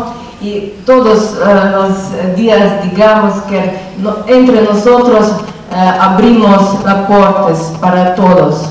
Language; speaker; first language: Spanish; non-native, learner; Slovenian